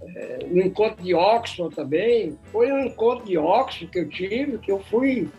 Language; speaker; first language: Portuguese; native; Portuguese